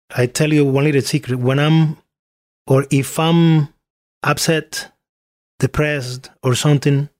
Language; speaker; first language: English; non-native, fluent; Spanish